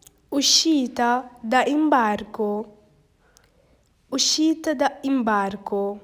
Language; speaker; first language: Italian; non-native, learner; Urdu